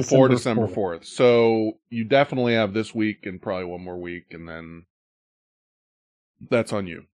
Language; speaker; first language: English; native; English